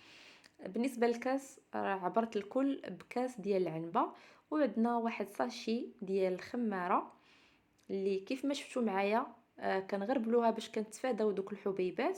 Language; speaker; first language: Arabic; native; Arabic